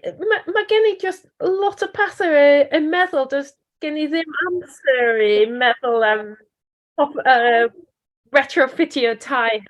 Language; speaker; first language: Welsh; non-native, learner; English